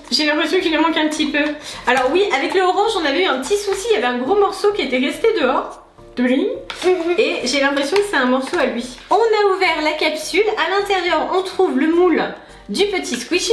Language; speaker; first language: French; native; French